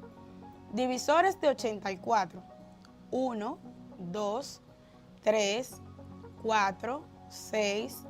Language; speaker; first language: Spanish; native; Spanish